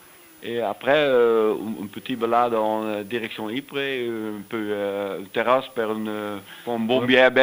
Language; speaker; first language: French; non-native, learner; Dutch